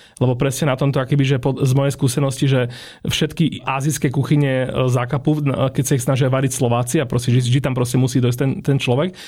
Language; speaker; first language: Slovak; native; Slovak